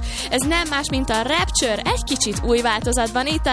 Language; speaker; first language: Hungarian; native; Hungarian